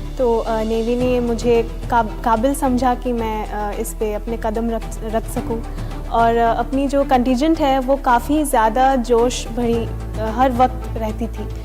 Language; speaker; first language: Hindi; non-native, local second language; Assamese